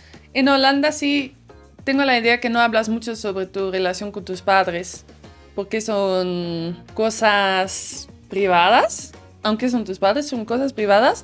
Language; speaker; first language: Spanish; non-native, fluent; Dutch